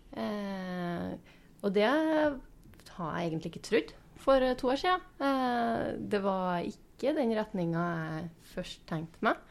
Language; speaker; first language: Norwegian; native; Norwegian